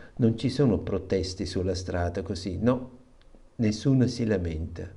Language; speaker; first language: Italian; non-native, fluent; German